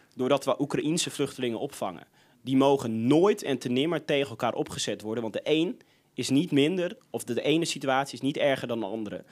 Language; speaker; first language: Dutch; native; Dutch